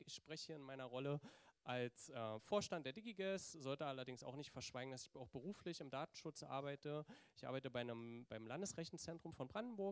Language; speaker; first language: German; native; German